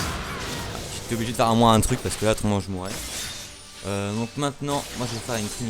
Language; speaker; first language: French; native; French